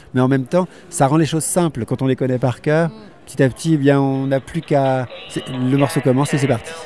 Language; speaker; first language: French; native; French